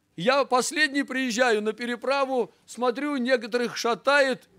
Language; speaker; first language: Russian; native; Russian